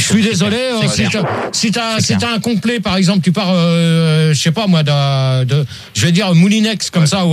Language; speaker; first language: French; native; French